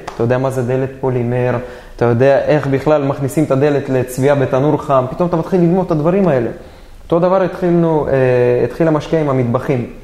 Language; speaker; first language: Hebrew; native; Hebrew